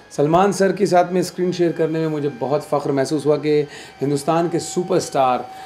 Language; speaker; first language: Hindi; native; Hindi